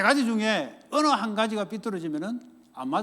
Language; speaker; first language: Korean; native; Korean